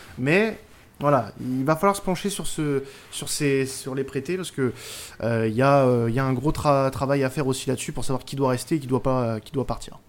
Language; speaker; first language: French; native; French